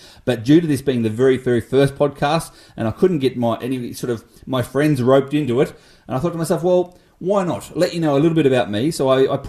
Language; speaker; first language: English; native; English